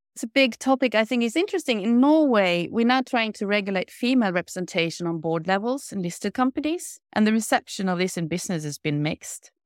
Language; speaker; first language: English; non-native, fluent; Norwegian